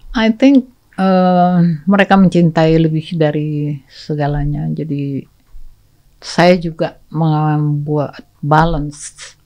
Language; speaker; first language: Indonesian; native; Indonesian